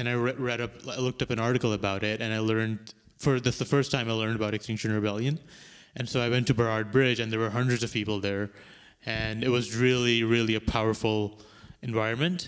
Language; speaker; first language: English; non-native, local second language; Urdu